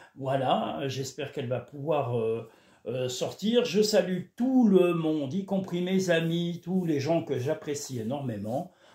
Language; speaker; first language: French; native; French